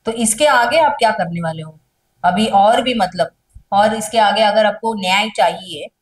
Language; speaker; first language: Hindi; non-native, local second language; Marathi